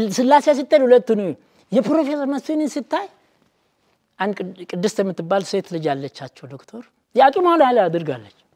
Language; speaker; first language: Amharic; non-native, local second language; Oromo